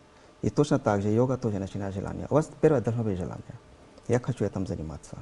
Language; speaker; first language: Russian; non-native, learner; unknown